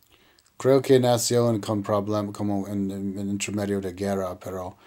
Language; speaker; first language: Spanish; non-native, learner; English